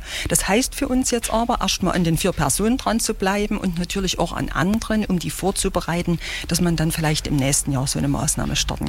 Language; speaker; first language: German; native; German